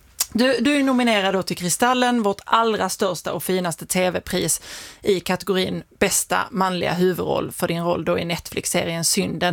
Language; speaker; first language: Swedish; native; Swedish